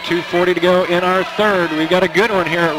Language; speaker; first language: English; native; English